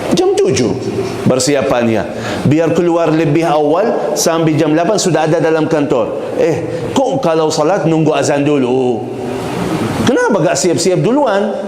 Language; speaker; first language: Malay; non-native, fluent; Arabic